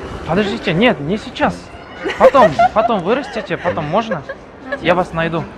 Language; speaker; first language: Russian; non-native, local second language; Kazakh